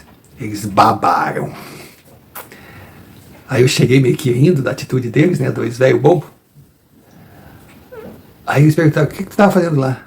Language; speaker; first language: Portuguese; native; Portuguese